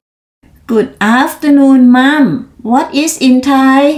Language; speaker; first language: English; non-native, learner; Thai